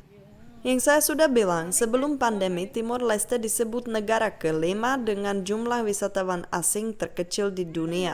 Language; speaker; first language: Indonesian; non-native, fluent; Czech